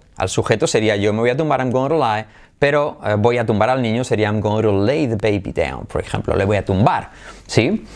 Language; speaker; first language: Spanish; native; Spanish